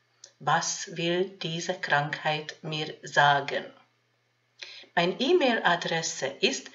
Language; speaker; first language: German; non-native, fluent; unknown